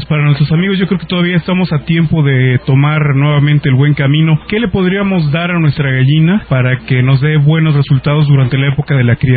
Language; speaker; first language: Spanish; native; Spanish